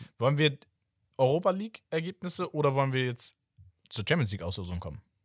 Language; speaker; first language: German; early bilingual, other home language; Portuguese